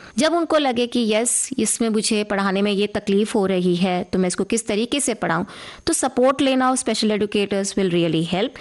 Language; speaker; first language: Hindi; native; Hindi